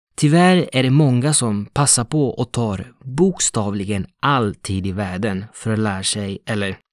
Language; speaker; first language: Swedish; non-native, fluent; Italian